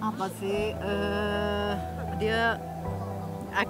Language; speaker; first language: Indonesian; non-native, fluent; English